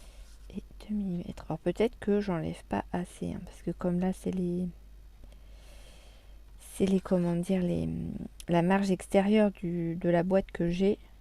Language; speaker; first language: French; native; French